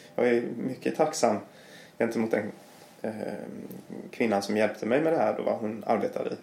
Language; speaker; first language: Swedish; native; Swedish